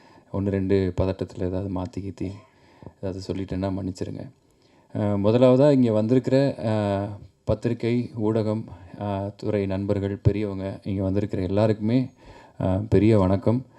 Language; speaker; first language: Tamil; native; Tamil